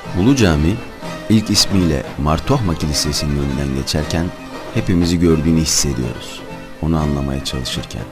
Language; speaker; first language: Turkish; native; Turkish